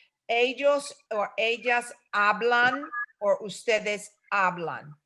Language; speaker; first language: Spanish; non-native, fluent; English